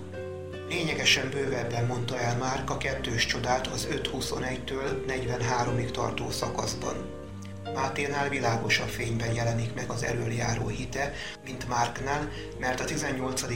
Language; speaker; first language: Hungarian; native; Hungarian